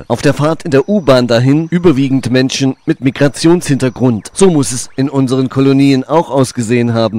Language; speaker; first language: German; native; German